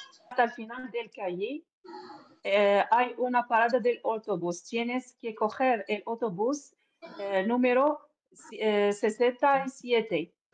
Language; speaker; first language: Spanish; non-native, learner; Arabic